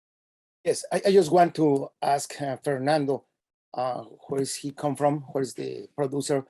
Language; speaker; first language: English; non-native, fluent; Spanish